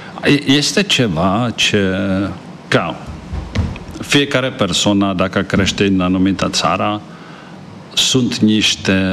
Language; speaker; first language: Romanian; non-native, fluent; Czech